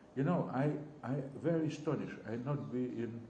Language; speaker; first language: English; non-native, learner; Russian